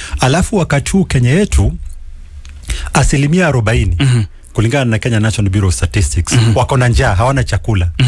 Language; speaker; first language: Swahili; non-native, local second language; Kikuyu